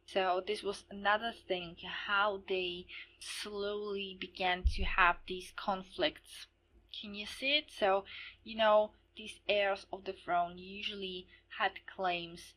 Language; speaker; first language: English; non-native, fluent; Slovak